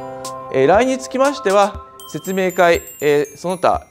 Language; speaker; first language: Japanese; native; Japanese